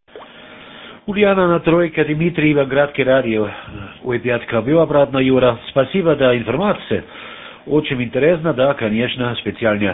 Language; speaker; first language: Russian; non-native, learner; German